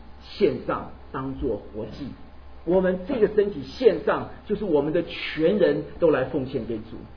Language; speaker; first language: Chinese; native; Chinese